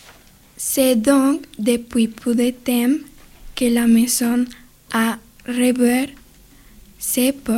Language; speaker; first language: French; non-native, learner; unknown